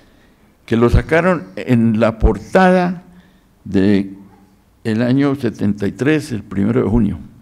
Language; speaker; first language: Spanish; native; Spanish